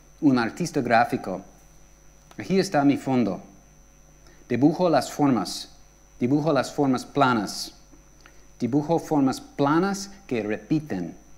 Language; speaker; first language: Spanish; non-native, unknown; English